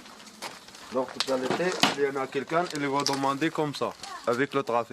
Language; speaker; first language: French; non-native, learner; Arabic